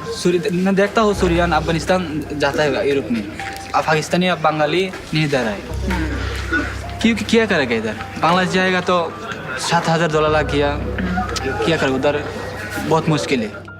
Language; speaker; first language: Hindi; non-native, learner; Bangla